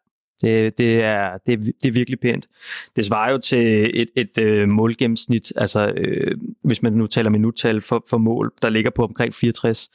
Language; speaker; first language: Danish; native; Danish